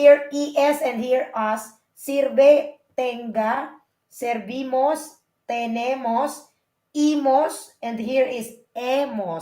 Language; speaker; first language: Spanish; non-native, fluent; Filipino